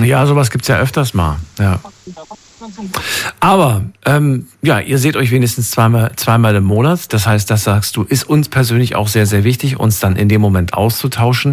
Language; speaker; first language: German; native; German